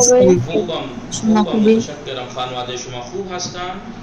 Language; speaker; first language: Persian; non-native, fluent; Urdu